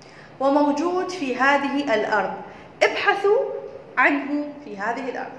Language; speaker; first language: Arabic; native; Arabic